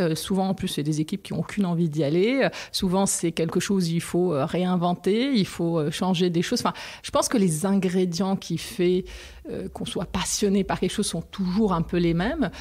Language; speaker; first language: French; non-native, local second language; Arabic